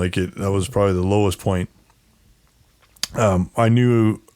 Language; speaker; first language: English; native; English